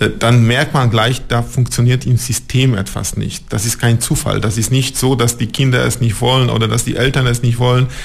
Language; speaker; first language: German; non-native, local second language; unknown